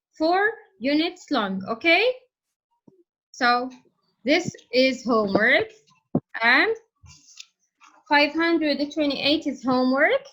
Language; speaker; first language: English; non-native, fluent; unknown